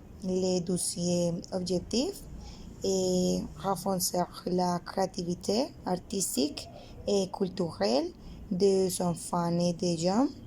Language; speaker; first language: French; non-native, learner; Spanish